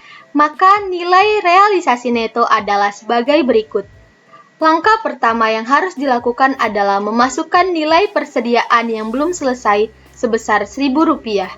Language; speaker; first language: Indonesian; native; Indonesian